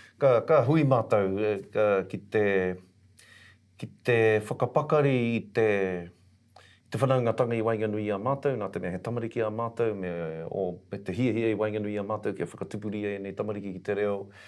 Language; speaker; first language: Māori; non-native, local second language; English